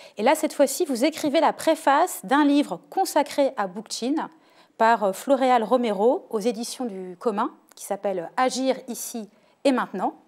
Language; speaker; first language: French; native; French